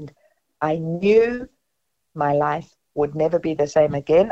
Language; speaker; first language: English; native; English